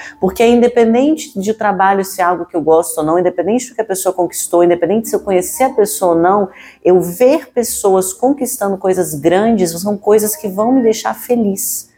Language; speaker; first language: Portuguese; native; Portuguese